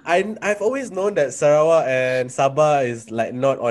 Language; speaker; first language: English; non-native, local second language; Malay